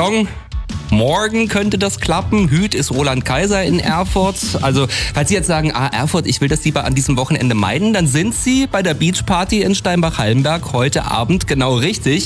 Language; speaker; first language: German; native; German